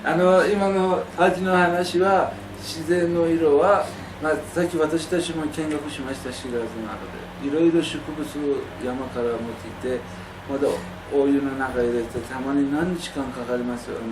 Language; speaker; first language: Japanese; non-native, learner; Persian